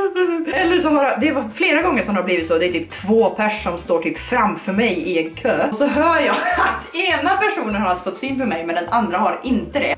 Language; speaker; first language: Swedish; native; Swedish